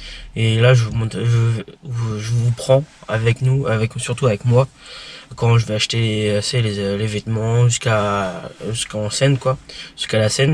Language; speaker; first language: French; native; French